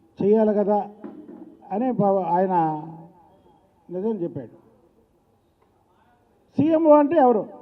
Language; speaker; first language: Telugu; native; Telugu